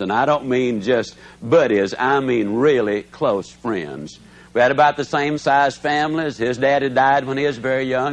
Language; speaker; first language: English; native; English